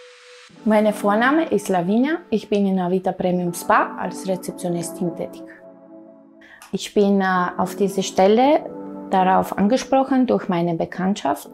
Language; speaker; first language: German; non-native, fluent; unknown